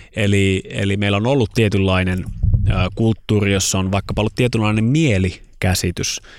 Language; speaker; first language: Finnish; native; Finnish